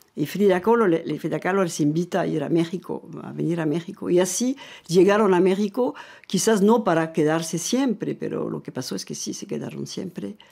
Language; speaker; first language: Spanish; non-native, fluent; French